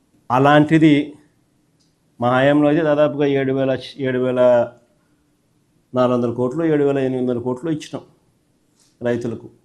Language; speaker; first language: Telugu; native; Telugu